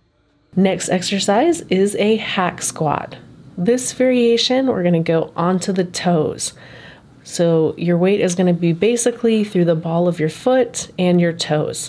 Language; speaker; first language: English; native; English